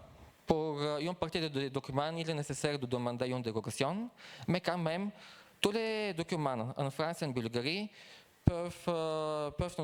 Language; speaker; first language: French; non-native, fluent; Bulgarian